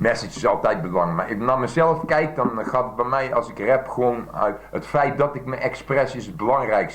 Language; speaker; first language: Dutch; native; Dutch